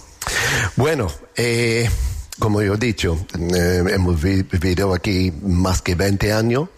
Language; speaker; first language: Spanish; non-native, fluent; English